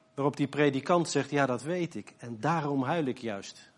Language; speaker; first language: Dutch; native; Dutch